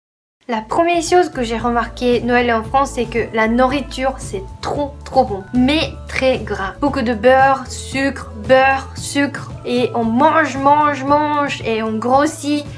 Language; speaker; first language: French; non-native, fluent; Japanese